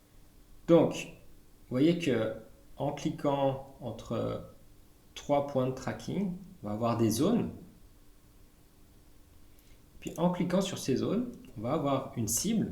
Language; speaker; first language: French; native; French